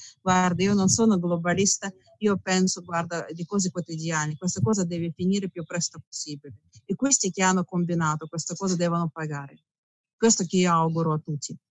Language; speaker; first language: Italian; non-native, fluent; Russian